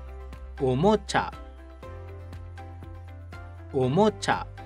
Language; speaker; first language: Japanese; native; Japanese